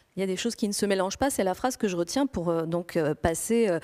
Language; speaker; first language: French; non-native, fluent; Greek